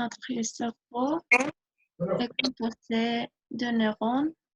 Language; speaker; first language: French; non-native, learner; Spanish